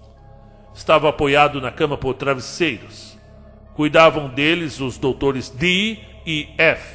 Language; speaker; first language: Portuguese; native; Portuguese